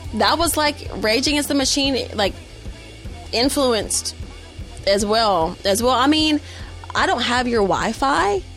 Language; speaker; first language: English; native; English